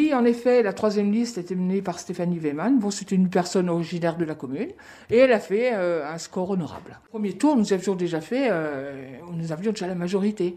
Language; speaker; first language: French; native; French